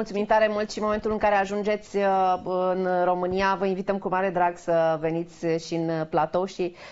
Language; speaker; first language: Romanian; native; Romanian